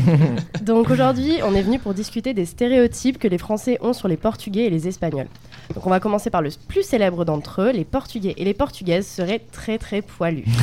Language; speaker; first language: French; native; French